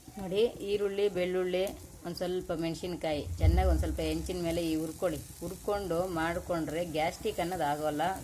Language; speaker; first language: Kannada; non-native, local second language; Telugu